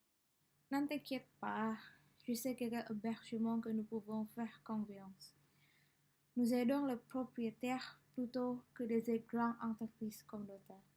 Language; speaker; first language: French; non-native, learner; Indonesian